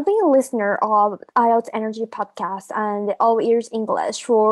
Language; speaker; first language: English; non-native, fluent; Japanese